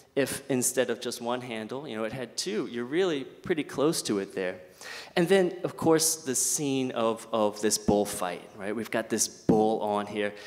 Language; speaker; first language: English; native; English